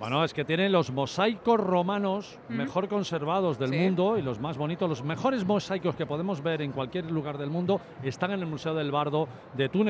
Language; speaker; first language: Spanish; native; Spanish